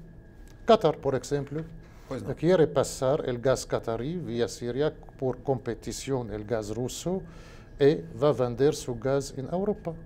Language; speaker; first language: Portuguese; non-native, learner; Spanish